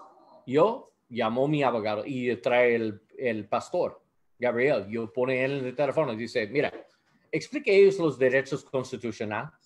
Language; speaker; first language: Spanish; non-native, learner; English